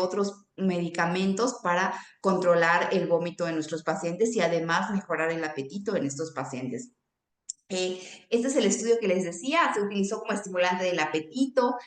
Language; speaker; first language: Spanish; native; Spanish